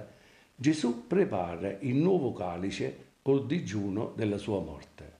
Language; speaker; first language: Italian; native; Italian